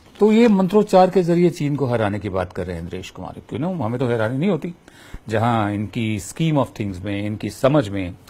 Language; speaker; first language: Hindi; native; Hindi